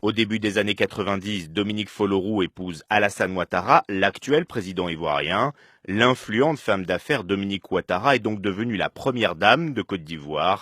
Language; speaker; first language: French; native; French